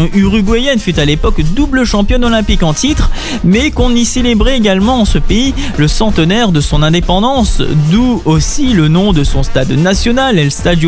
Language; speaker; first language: French; native; French